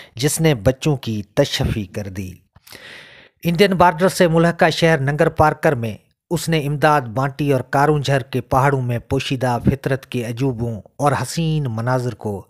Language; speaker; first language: Urdu; non-native, local second language; Sindhi